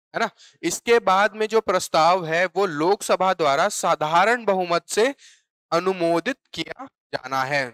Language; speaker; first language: Hindi; native; Hindi